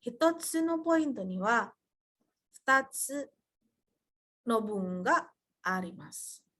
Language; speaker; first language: Japanese; non-native, fluent; Indonesian